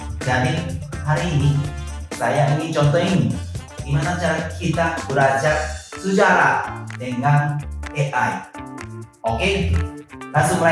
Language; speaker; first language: Indonesian; non-native, fluent; Japanese